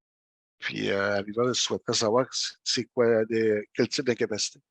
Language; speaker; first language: French; native; French